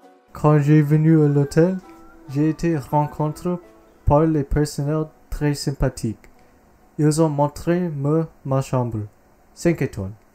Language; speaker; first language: French; non-native, learner; English